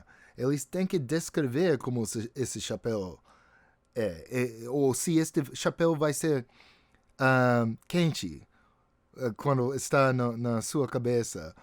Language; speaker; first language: Portuguese; non-native, fluent; English